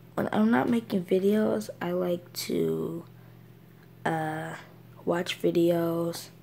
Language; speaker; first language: English; native; English